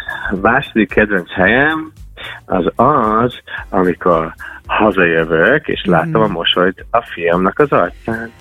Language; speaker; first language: Hungarian; non-native, fluent; English